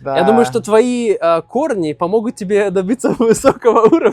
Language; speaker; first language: Russian; native; Russian